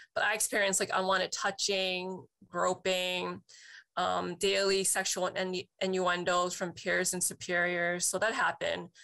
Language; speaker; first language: English; native; English